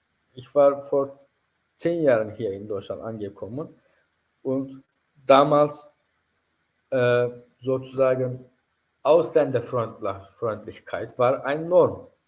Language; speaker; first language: German; non-native, fluent; Turkish